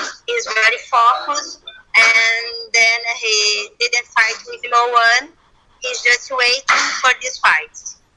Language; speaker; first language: English; non-native, fluent; Portuguese